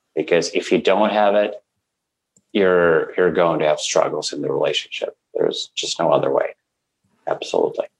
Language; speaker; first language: English; non-native, fluent; Russian